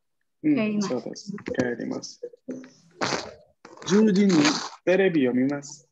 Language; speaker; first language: Japanese; non-native, fluent; Spanish